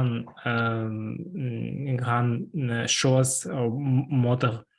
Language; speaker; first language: French; non-native, learner; Russian